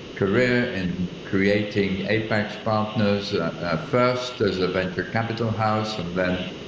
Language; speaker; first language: English; early bilingual, other home language; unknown